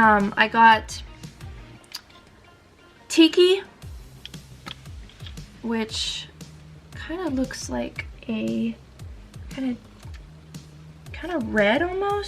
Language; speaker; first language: English; native; English